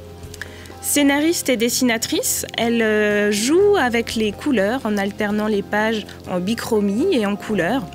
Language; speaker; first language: French; native; French